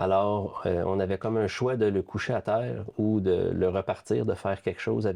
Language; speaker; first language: French; native; French